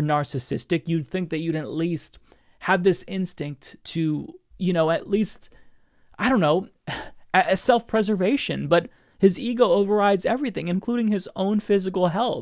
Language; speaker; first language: English; native; English